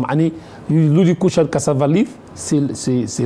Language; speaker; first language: Russian; non-native, learner; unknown